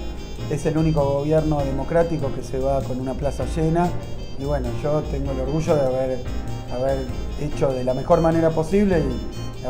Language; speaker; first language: Spanish; native; Spanish